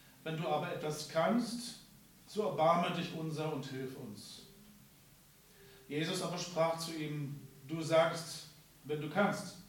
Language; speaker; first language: German; native; German